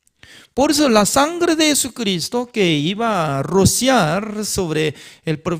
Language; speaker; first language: Spanish; non-native, learner; Korean